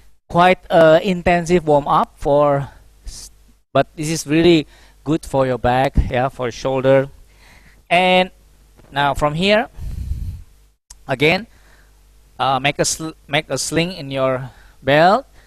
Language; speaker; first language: English; non-native, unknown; Indonesian